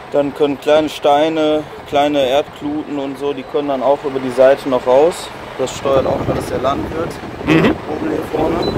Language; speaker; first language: German; native; German